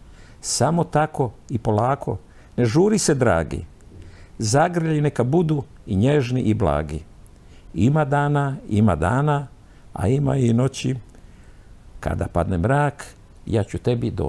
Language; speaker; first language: Croatian; native; Croatian